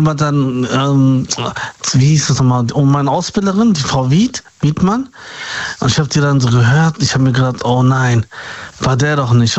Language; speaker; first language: German; native; German